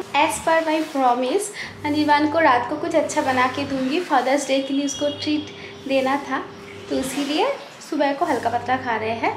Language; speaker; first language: Hindi; non-native, local second language; Bangla